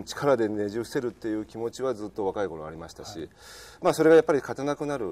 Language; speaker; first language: Japanese; native; Japanese